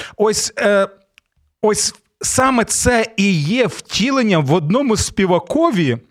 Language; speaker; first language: Ukrainian; non-native, local second language; Russian